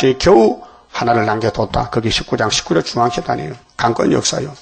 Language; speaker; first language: Korean; native; Korean